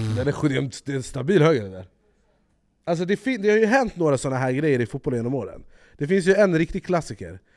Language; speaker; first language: Swedish; native; Swedish